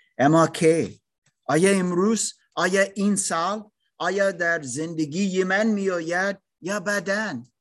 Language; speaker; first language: Persian; non-native, fluent; English